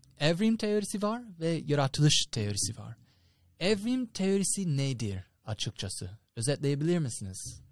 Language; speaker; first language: Turkish; non-native, fluent; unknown